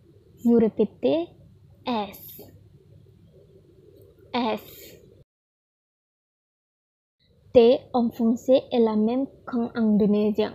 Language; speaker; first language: French; non-native, learner; Indonesian